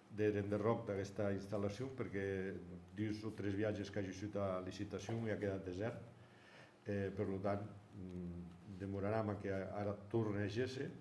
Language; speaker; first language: Catalan; non-native, local second language; Occitan